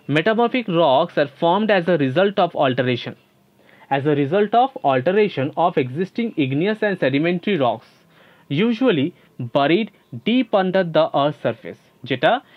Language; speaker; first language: English; non-native, local second language; Bangla